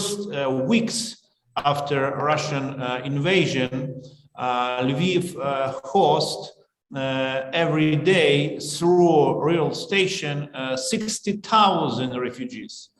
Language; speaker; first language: English; non-native, learner; Ukrainian